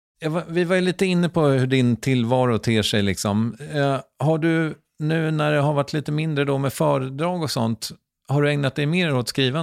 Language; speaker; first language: Swedish; native; Swedish